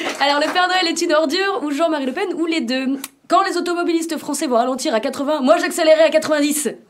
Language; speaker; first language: French; native; French